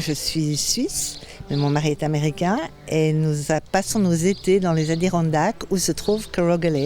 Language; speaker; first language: French; native; French